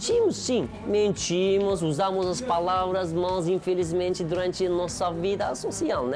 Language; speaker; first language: Portuguese; non-native, learner; Turkish